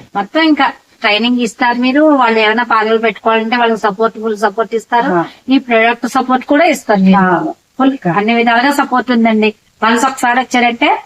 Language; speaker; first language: Telugu; native; Telugu